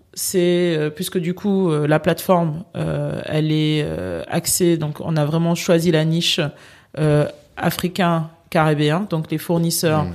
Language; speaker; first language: French; native; French